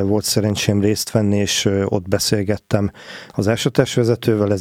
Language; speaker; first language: Hungarian; native; Hungarian